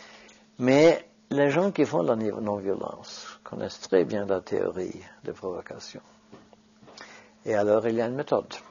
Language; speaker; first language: French; non-native, fluent; Norwegian